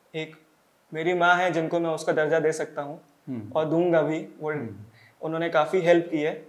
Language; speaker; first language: Hindi; native; Hindi